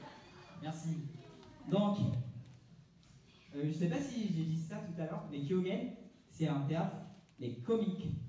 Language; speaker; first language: French; non-native, fluent; Japanese